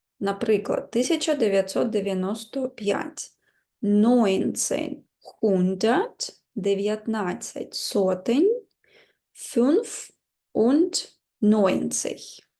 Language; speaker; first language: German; non-native, fluent; Ukrainian